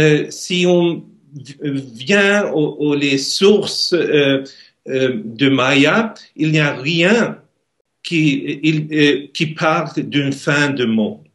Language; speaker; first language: French; non-native, learner; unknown